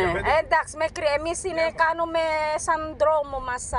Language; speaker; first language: Greek; non-native, learner; Filipino